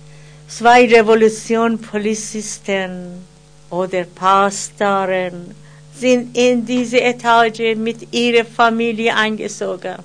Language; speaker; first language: German; non-native, fluent; Persian